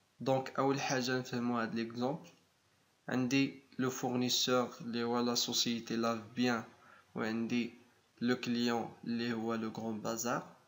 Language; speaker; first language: French; non-native, local second language; Arabic